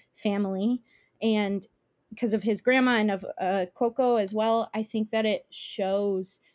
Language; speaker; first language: English; early bilingual, other home language; Italian